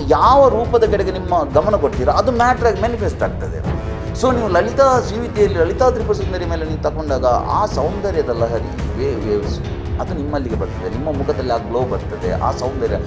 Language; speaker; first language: Kannada; non-native, local second language; Tulu